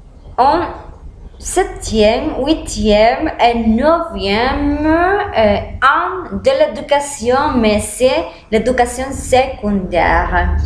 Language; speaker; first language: French; non-native, learner; Spanish